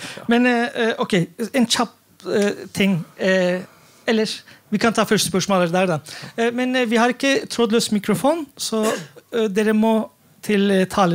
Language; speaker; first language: Norwegian; non-native, fluent; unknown